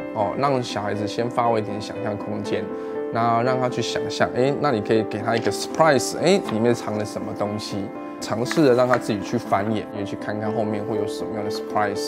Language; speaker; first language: Chinese; native; Chinese